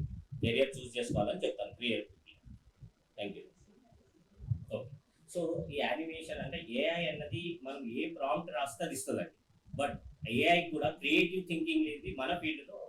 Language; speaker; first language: Telugu; native; Telugu